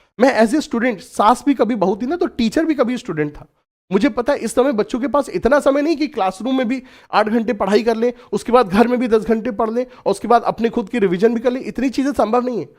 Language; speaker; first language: Hindi; native; Hindi